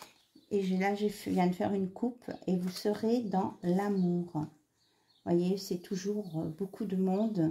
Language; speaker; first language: French; native; French